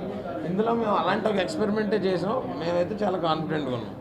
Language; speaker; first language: Telugu; native; Telugu